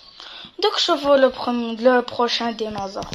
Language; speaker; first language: Arabic; native; Arabic